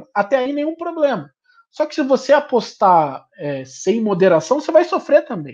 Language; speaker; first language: Portuguese; native; Portuguese